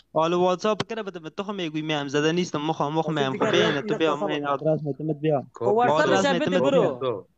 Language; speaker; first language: Persian; non-native, local second language; Pashto